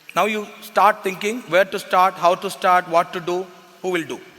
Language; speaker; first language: English; non-native, local second language; Malayalam